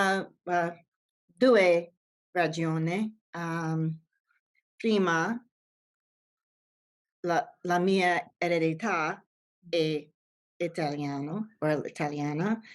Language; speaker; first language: Italian; non-native, learner; English